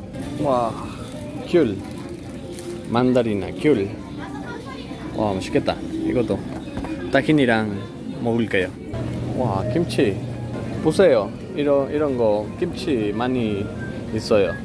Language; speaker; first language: Korean; non-native, learner; Spanish